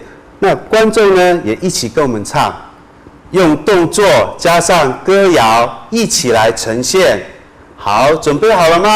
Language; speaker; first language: Chinese; non-native, local second language; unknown